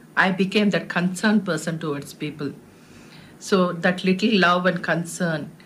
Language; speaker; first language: English; non-native, local second language; Telugu